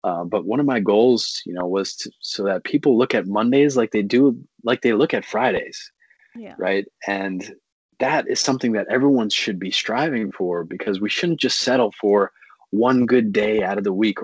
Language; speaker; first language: English; native; English